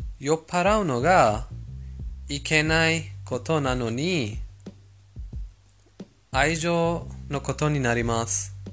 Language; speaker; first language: Japanese; non-native, fluent; Persian